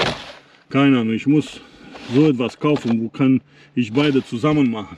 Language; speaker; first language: German; non-native, learner; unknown